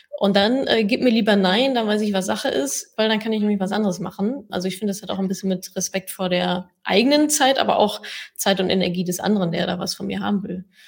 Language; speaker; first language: German; native; German